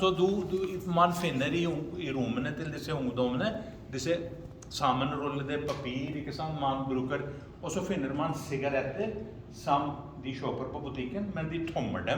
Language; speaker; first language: Norwegian; non-native, fluent; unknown